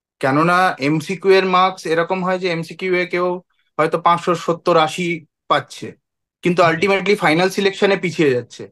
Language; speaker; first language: Bangla; non-native, local second language; Nepali